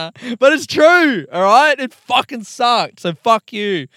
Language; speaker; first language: English; native; English